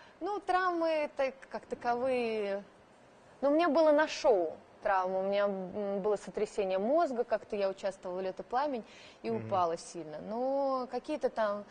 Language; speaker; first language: Russian; native; Russian